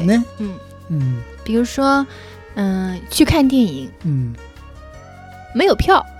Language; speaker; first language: Chinese; non-native, learner; Japanese